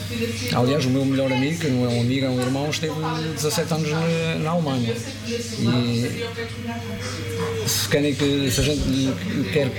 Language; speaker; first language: Portuguese; native; Portuguese